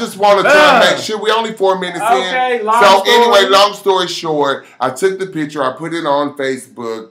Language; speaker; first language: English; native; English